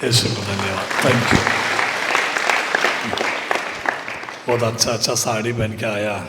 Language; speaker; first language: Hindi; non-native, local second language; Malayalam